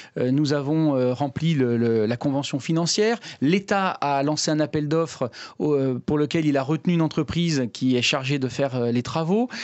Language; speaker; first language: French; native; French